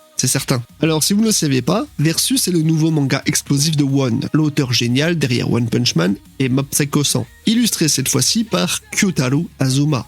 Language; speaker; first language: French; native; French